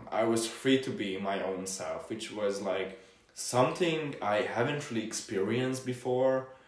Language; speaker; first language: English; non-native, fluent; Hungarian